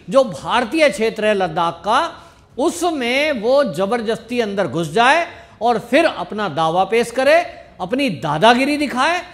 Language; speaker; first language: Hindi; native; Hindi